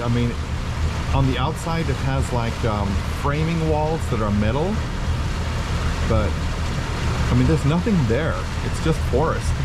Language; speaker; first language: English; native; English